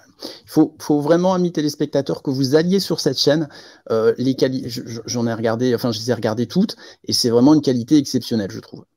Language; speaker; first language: French; native; French